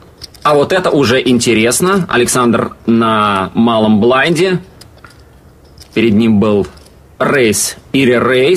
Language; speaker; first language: Russian; native; Russian